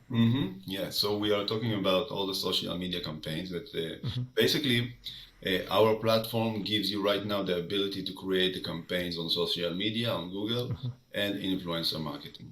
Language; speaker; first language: English; non-native, fluent; Hebrew